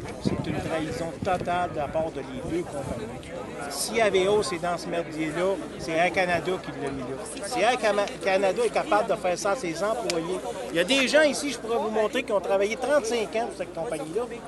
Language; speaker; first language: French; native; French